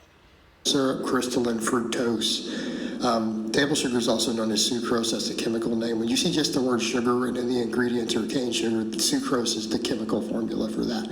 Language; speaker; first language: English; native; English